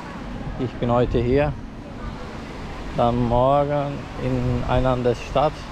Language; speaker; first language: German; non-native, learner; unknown